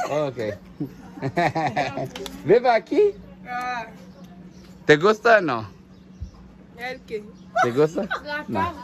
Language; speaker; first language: Spanish; non-native, learner; English